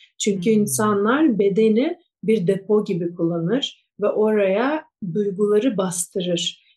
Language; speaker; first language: Turkish; non-native, fluent; Russian